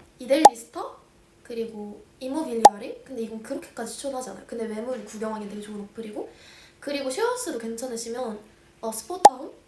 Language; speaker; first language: Korean; native; Korean